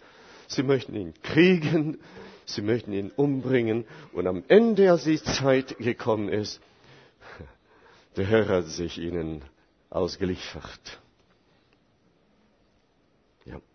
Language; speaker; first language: German; non-native, fluent; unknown